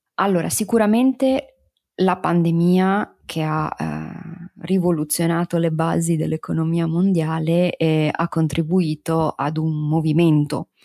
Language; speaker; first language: Italian; native; Italian